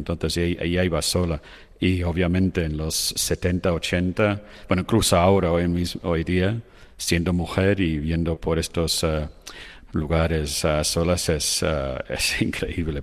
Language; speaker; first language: Spanish; non-native, fluent; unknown